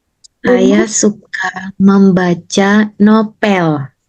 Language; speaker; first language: Indonesian; non-native, learner; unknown